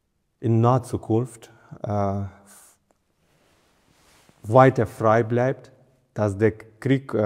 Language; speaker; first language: German; non-native, fluent; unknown